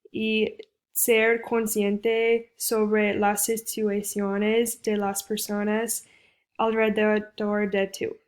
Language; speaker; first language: Spanish; non-native, fluent; English